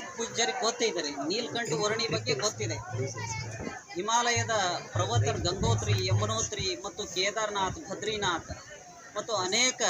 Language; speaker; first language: Kannada; native; Kannada